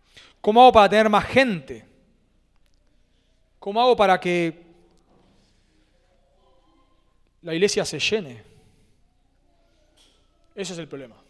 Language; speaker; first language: Spanish; native; Spanish